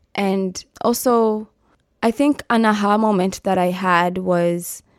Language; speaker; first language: English; non-native, local second language; Meru